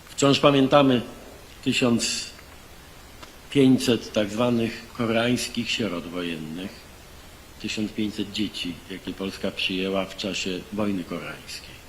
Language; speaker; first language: Polish; native; Polish